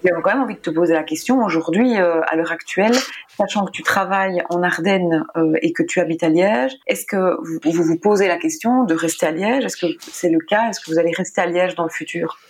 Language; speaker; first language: French; native; French